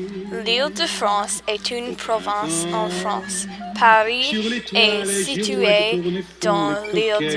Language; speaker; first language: French; non-native, learner; English